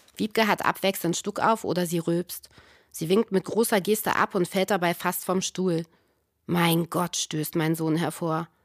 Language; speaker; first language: German; native; German